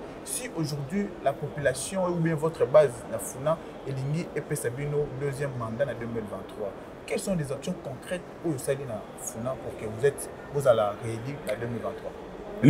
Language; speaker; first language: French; non-native, local second language; Lingala